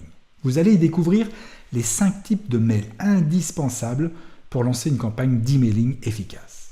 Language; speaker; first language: French; native; French